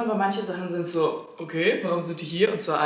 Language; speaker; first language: German; native; German